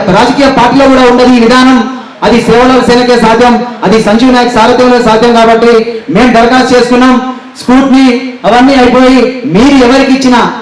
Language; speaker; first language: Telugu; non-native, local second language; Lambadi